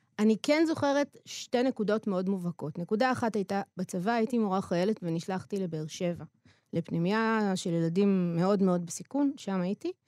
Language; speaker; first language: Hebrew; native; Hebrew